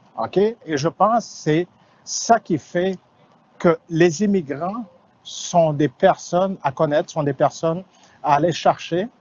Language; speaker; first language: French; non-native, local second language; Wolof